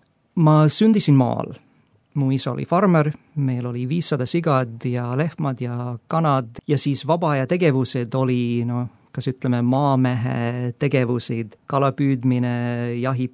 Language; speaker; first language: Estonian; non-native, fluent; English